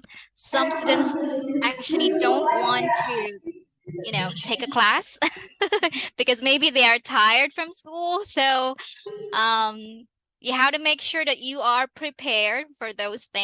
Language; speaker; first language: English; non-native, fluent; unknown